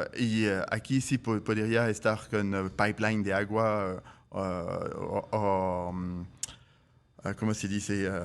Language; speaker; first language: Spanish; non-native, fluent; French